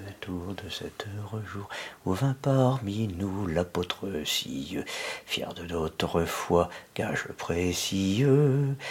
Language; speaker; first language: French; native; French